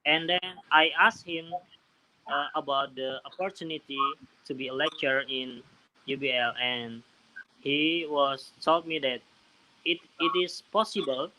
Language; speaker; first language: English; non-native, learner; Indonesian